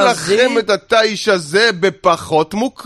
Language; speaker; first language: Hebrew; native; Hebrew